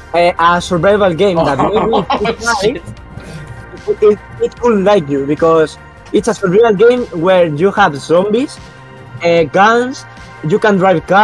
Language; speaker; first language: English; non-native, learner; Spanish